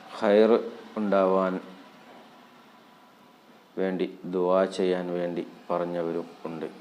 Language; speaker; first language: Malayalam; native; Malayalam